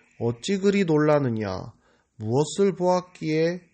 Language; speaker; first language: Korean; native; Korean